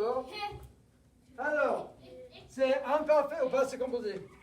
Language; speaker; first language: French; non-native, fluent; English